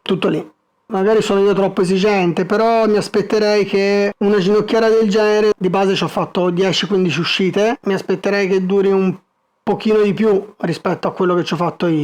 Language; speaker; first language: Italian; native; Italian